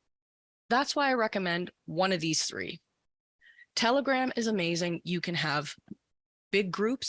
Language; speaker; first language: English; native; English